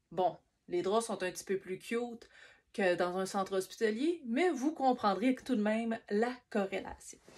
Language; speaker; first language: French; native; French